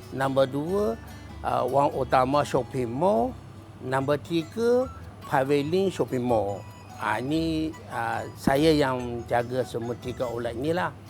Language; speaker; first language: Malay; non-native, fluent; Chinese